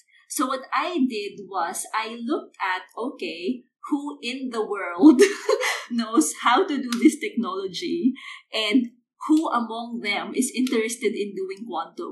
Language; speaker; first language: English; non-native, local second language; Filipino